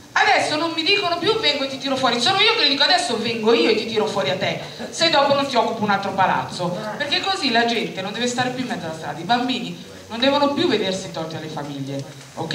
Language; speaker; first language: Italian; native; Italian